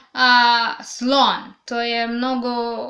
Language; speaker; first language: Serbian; non-native, learner; English